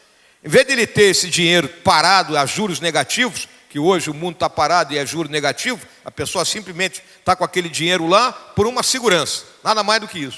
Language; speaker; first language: Portuguese; native; Portuguese